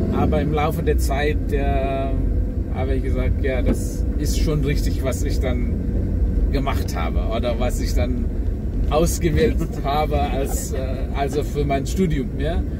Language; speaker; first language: German; non-native, fluent; Indonesian